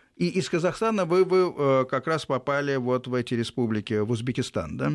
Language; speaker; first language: Russian; native; Russian